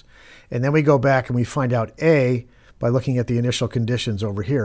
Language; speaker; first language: English; native; English